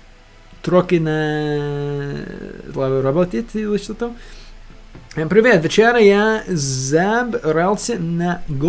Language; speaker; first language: Russian; non-native, learner; English